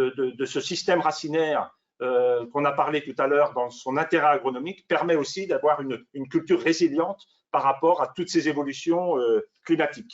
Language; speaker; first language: French; native; French